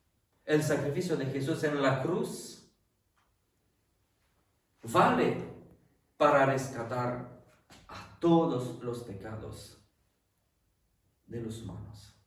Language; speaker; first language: Spanish; non-native, fluent; French